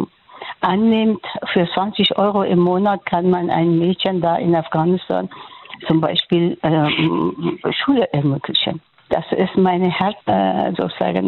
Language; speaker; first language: German; non-native, fluent; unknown